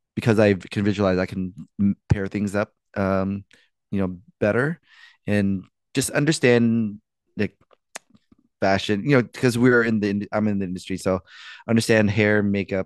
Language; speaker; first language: English; native; English